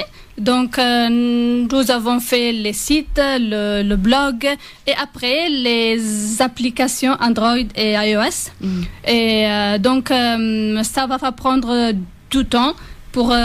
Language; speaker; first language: French; non-native, fluent; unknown